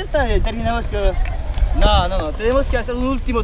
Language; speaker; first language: Spanish; non-native, fluent; French